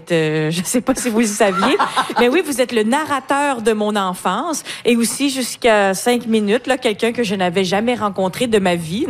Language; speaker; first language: French; native; French